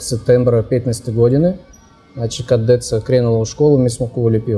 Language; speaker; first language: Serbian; non-native, fluent; Russian